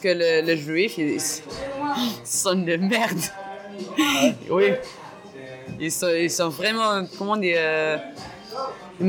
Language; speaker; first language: French; non-native, learner; Hebrew